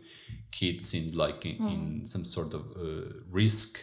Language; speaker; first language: English; non-native, fluent; Spanish